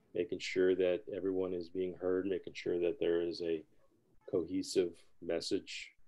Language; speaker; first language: English; early bilingual, other home language; Spanish